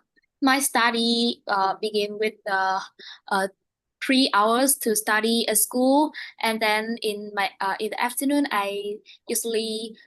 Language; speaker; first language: English; non-native, learner; Vietnamese